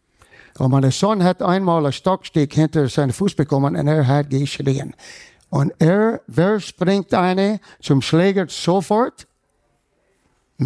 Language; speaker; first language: German; non-native, fluent; English